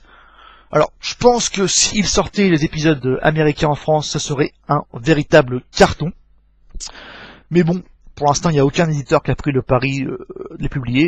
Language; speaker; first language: French; native; French